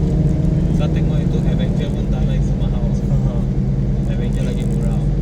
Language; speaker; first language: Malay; non-native, local second language; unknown